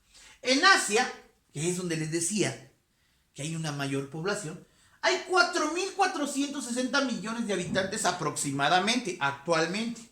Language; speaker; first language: Spanish; native; Spanish